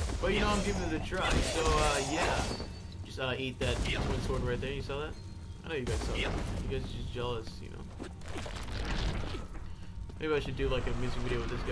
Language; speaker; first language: English; native; English